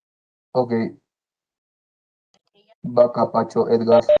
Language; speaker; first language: Spanish; native; Spanish